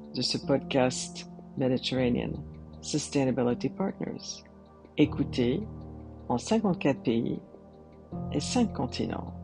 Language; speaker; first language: French; native; French